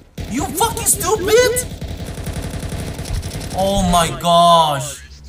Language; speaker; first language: English; non-native, learner; Korean